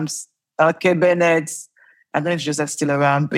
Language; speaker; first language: English; non-native, fluent; French